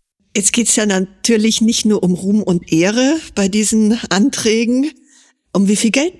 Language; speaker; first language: German; native; German